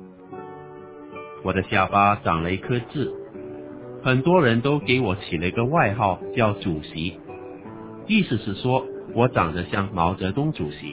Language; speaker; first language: Chinese; native; Chinese